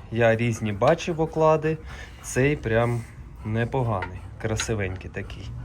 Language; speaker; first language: Ukrainian; non-native, local second language; Russian